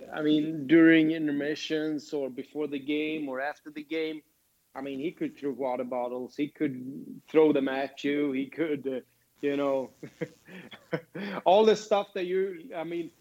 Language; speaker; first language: English; non-native, fluent; Swedish